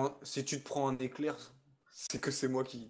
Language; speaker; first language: French; native; French